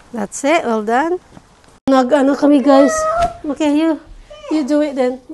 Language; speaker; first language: English; non-native, local second language; Filipino